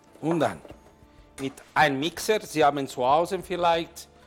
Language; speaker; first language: German; non-native, learner; Italian